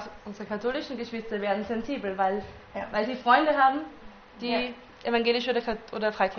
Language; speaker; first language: German; native; German